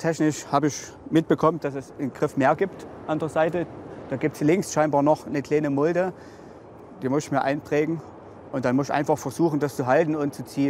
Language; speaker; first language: German; native; German